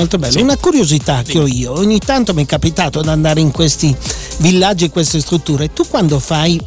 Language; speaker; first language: Italian; native; Italian